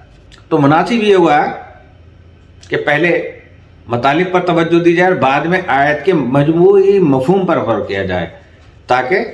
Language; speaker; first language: Urdu; native; Urdu